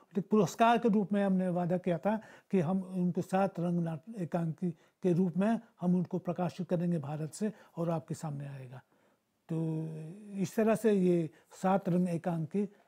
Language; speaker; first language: Hindi; early bilingual, heritage; Bhojpuri